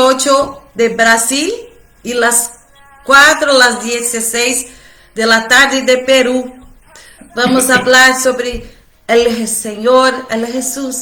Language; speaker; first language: Spanish; non-native, fluent; Portuguese